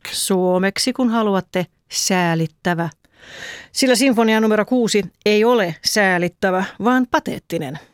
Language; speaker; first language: Finnish; native; Finnish